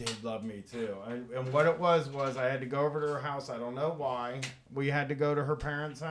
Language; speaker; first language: English; native; English